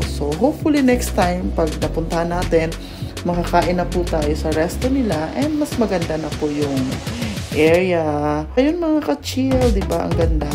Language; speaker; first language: Filipino; non-native, local second language; Cebuano